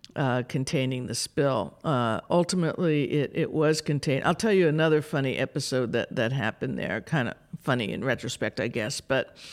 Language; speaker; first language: English; native; English